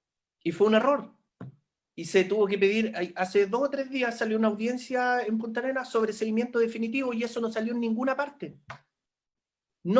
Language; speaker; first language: Spanish; native; Spanish